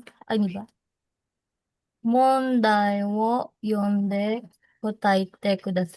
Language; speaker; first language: Japanese; non-native, learner; Filipino